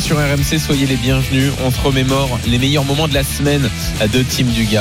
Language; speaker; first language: French; native; French